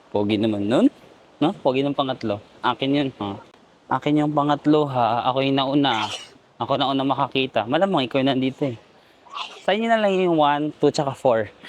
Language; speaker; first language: Filipino; non-native, local second language; Cebuano